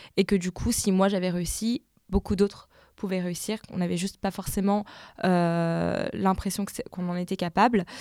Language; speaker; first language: French; native; French